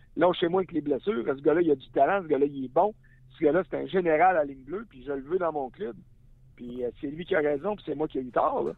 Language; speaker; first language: French; native; French